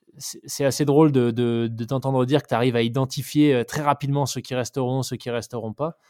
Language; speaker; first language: French; native; French